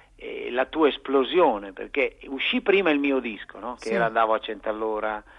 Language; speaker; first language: Italian; native; Italian